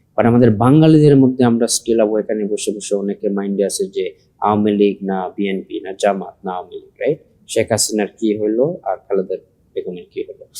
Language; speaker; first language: Bangla; early bilingual, heritage; Sylheti